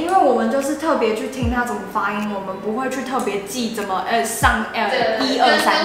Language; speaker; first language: Chinese; native; Chinese